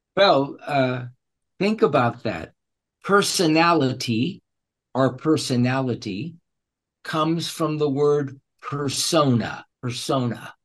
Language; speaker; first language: English; early bilingual, other home language; Spanish